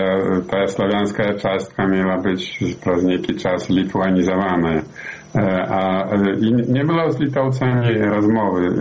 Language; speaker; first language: Polish; non-native, learner; Belarusian